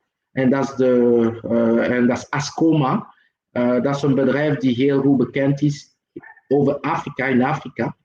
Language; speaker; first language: Dutch; non-native, local second language; French